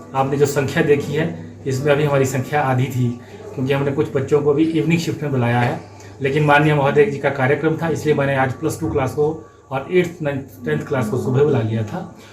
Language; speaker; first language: Hindi; native; Hindi